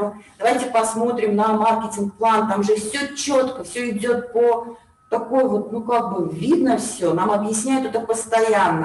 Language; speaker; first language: Russian; native; Russian